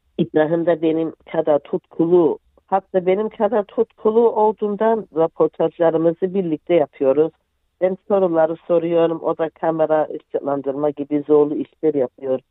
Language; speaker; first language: Turkish; early bilingual, heritage; Turkish